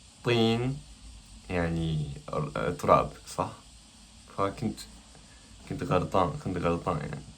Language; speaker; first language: Arabic; non-native, learner; Japanese